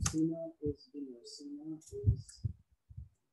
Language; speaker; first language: English; non-native, local second language; Hindi